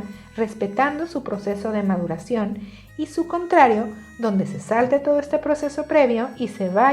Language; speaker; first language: Spanish; native; Spanish